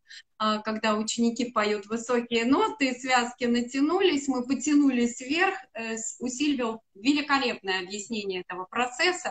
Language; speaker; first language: Russian; native; Russian